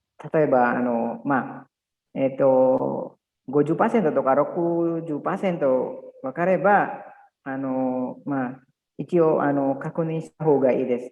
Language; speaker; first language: Japanese; non-native, learner; Indonesian